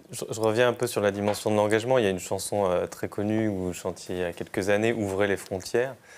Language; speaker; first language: French; native; French